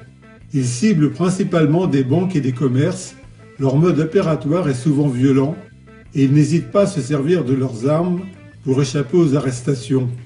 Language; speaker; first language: French; native; French